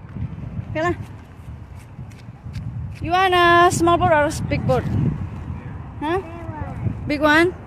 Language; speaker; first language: English; non-native, learner; Malay